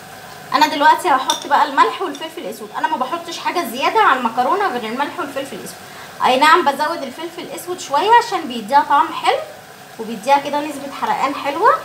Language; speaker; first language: Arabic; native; Arabic